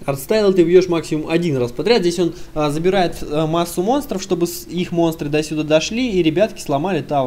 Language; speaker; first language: Russian; native; Russian